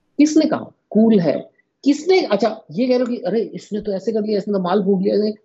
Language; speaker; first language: Hindi; native; Hindi